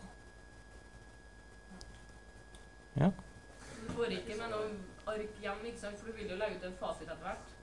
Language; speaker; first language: Norwegian; native; Norwegian